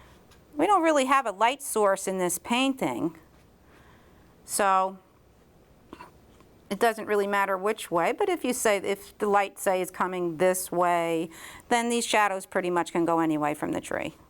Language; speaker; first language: English; native; English